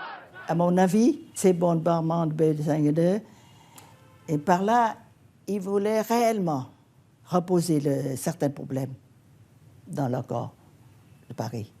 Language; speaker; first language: French; non-native, fluent; Vietnamese